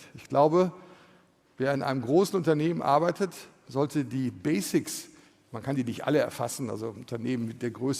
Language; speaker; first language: German; native; German